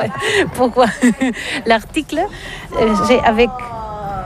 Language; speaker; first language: French; non-native, learner; Catalan